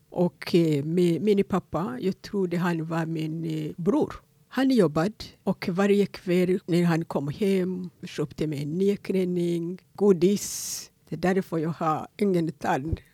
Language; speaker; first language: Swedish; non-native, fluent; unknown